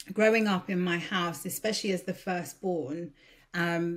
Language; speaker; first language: English; early bilingual, other home language; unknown